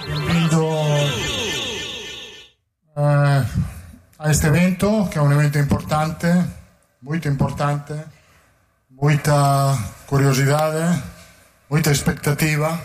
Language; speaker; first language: Portuguese; non-native, fluent; Italian